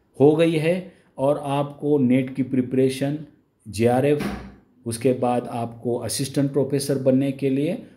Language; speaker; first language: Hindi; non-native, local second language; Marathi